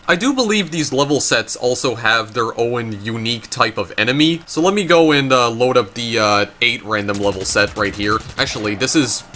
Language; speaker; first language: English; native; English